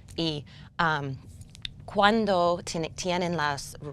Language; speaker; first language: Spanish; non-native, learner; English